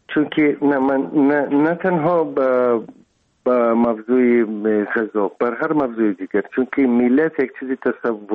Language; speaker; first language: Persian; non-native, local second language; Russian